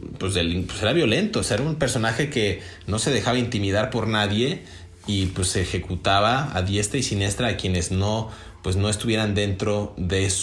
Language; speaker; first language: Spanish; native; Spanish